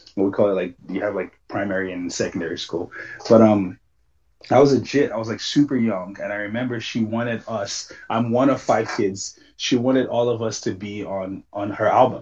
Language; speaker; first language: English; non-native, local second language; Yoruba